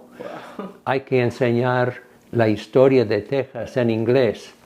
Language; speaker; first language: Spanish; non-native, fluent; English